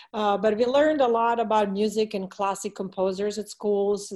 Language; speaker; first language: English; non-native, fluent; Serbian